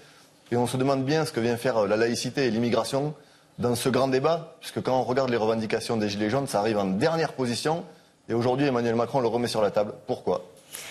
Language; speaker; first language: French; native; French